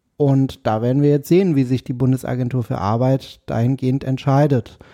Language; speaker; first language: German; native; German